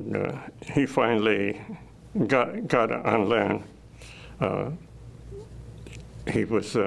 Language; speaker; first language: English; native; English